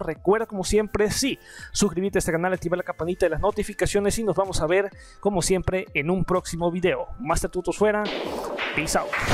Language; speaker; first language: Spanish; native; Spanish